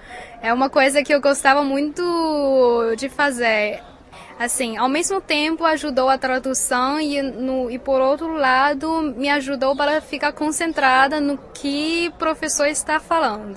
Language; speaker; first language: Portuguese; non-native, fluent; Chinese